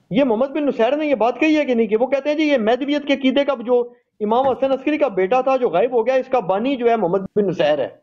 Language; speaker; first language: Urdu; native; Urdu